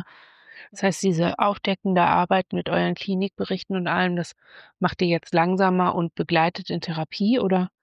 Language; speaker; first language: German; native; German